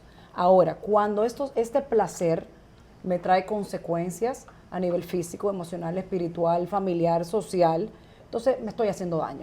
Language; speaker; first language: Spanish; native; Spanish